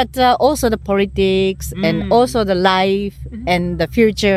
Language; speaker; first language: English; non-native, learner; Japanese